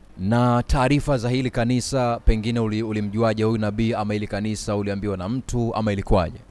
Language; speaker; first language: Swahili; native; Swahili